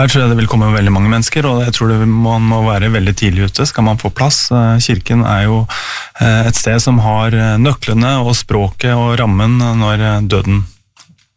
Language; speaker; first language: Norwegian; native; Norwegian